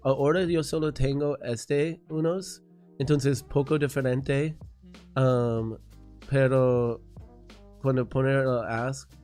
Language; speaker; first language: Spanish; non-native, learner; English